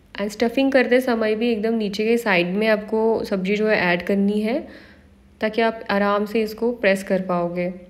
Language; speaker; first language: Hindi; non-native, local second language; Marathi